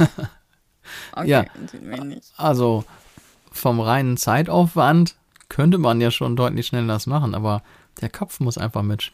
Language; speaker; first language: German; native; German